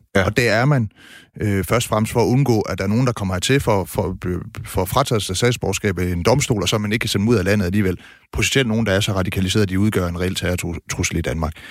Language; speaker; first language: Danish; native; Danish